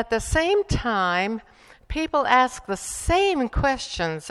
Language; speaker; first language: English; non-native, fluent; Spanish